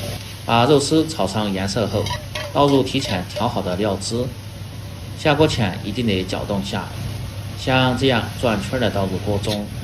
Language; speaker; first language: Chinese; native; Chinese